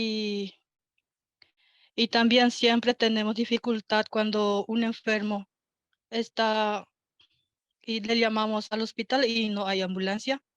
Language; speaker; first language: Spanish; non-native, local second language; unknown